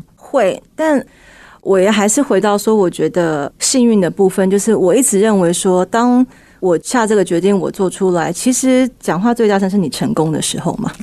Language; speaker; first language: Chinese; early bilingual, heritage; Chinese